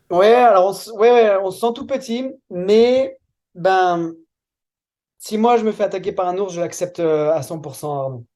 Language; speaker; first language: French; native; French